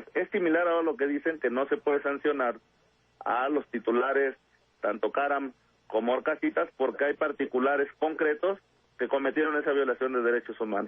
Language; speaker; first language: Spanish; native; Spanish